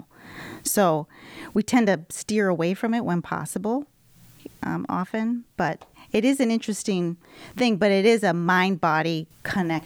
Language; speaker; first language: English; native; English